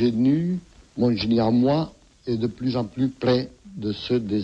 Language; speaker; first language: French; non-native, fluent; Catalan